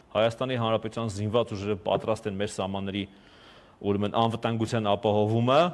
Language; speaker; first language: Armenian; native; Armenian